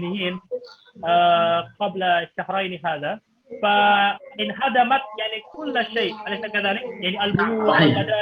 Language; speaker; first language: Arabic; non-native, fluent; Indonesian